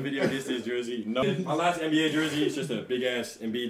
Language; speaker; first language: English; native; English